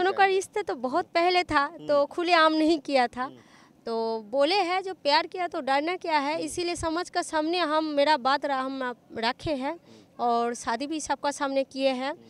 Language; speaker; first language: Hindi; non-native, local second language; Bangla